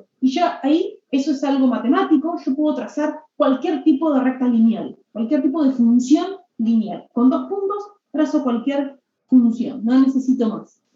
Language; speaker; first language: Spanish; native; Spanish